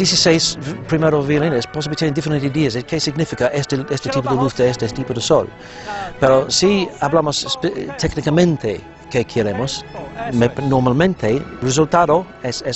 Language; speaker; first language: Spanish; non-native, fluent; English